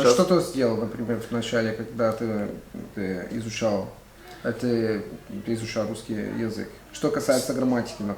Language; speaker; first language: Russian; non-native, fluent; Italian